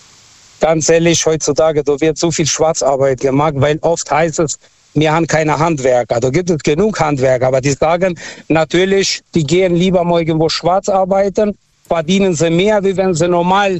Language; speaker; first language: German; non-native, fluent; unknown